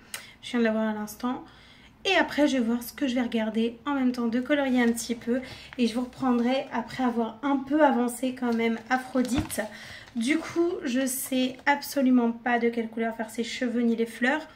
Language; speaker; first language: French; native; French